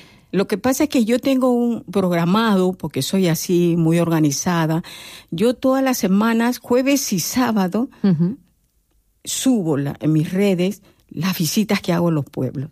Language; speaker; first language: Spanish; native; Spanish